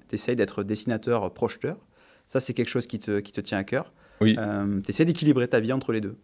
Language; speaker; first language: French; native; French